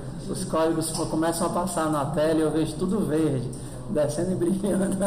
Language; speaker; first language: Portuguese; native; Portuguese